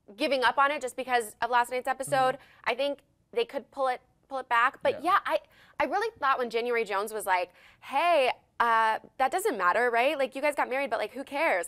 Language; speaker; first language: English; native; English